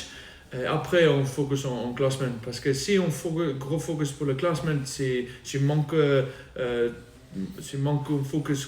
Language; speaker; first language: French; non-native, learner; English